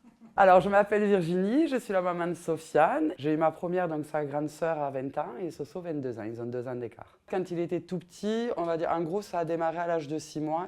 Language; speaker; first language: French; native; French